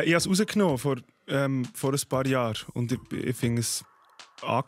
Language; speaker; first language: German; native; German